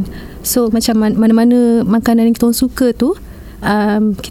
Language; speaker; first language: English; non-native, local second language; Malay